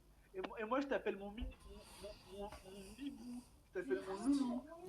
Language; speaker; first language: French; native; French